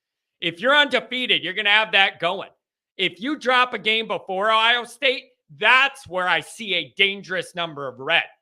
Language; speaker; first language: English; native; English